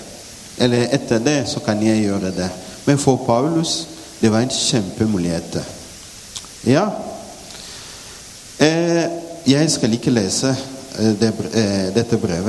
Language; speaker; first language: Norwegian; non-native, fluent; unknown